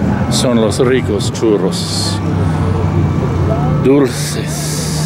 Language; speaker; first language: Spanish; non-native, fluent; English